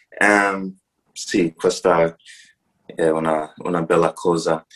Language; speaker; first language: Italian; non-native, learner; English